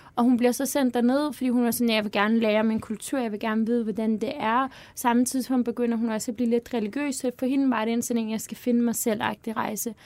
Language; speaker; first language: Danish; early bilingual, other home language; Turkish